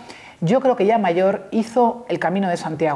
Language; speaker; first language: Spanish; native; Spanish